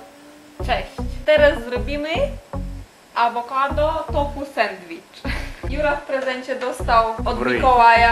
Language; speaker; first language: Polish; non-native, fluent; Ukrainian